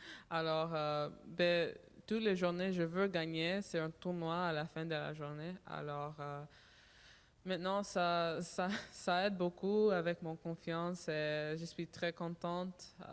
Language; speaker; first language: French; non-native, learner; English